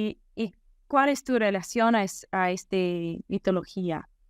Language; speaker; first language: Spanish; non-native, fluent; English